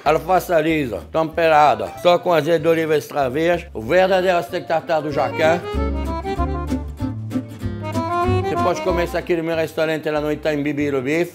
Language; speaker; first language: Portuguese; non-native, fluent; French